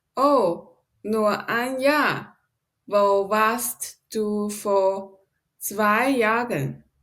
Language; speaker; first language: German; non-native, learner; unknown